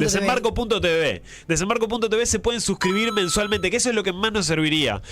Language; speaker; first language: Spanish; native; Spanish